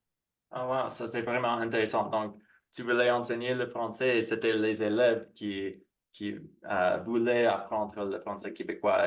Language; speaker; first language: French; non-native, fluent; English